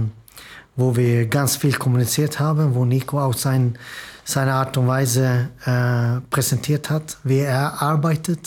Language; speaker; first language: German; non-native, fluent; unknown